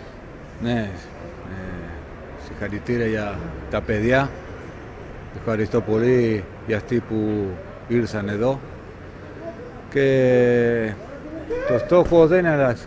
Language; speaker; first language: Greek; non-native, learner; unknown